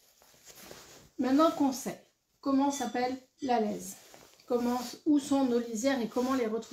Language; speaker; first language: French; native; French